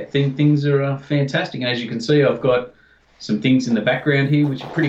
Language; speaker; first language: English; native; English